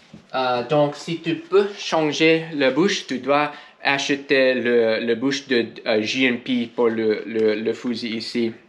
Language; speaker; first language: French; non-native, learner; English